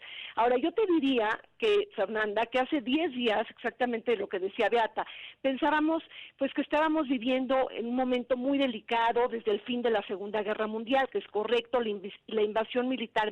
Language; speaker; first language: Spanish; native; Spanish